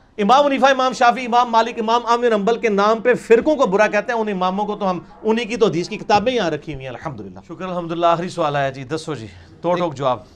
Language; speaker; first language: Urdu; non-native, local second language; Punjabi